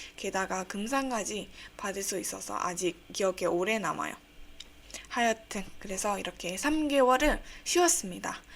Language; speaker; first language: Korean; non-native, fluent; Burmese